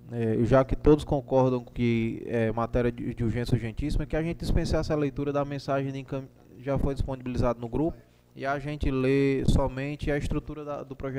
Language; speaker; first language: Portuguese; native; Portuguese